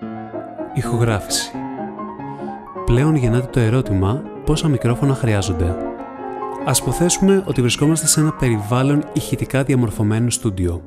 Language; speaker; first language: Greek; native; Greek